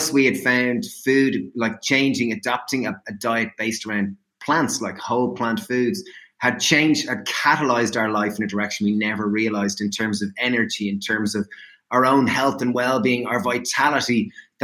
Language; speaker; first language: English; native; English